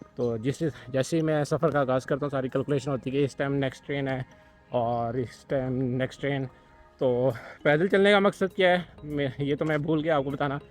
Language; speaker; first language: Urdu; non-native, local second language; Punjabi